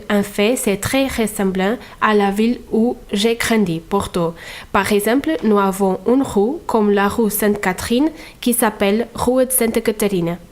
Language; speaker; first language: French; non-native, fluent; Portuguese